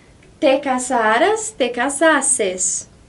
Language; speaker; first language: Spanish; non-native, fluent; Portuguese